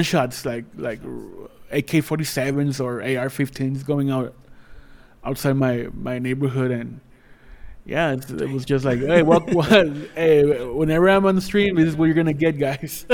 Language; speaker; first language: English; early bilingual, other home language; Spanish